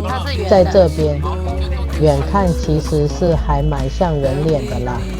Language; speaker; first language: Chinese; native; Chinese